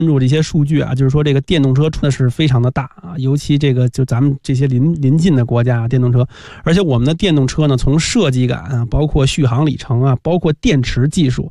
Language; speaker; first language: Chinese; native; Chinese